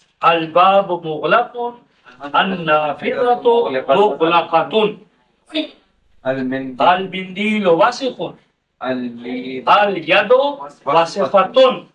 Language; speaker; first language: Arabic; non-native, fluent; Urdu